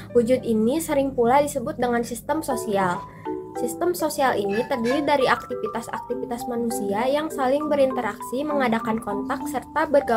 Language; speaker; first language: Indonesian; native; Indonesian